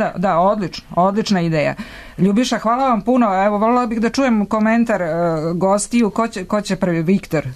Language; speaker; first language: Serbian; native; Serbian